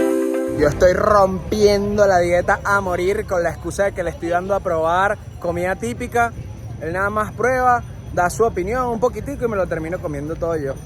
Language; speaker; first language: Spanish; native; Spanish